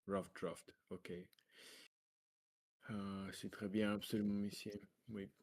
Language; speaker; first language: French; non-native, learner; Russian